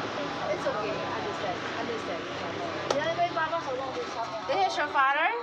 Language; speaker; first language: English; non-native, learner; Filipino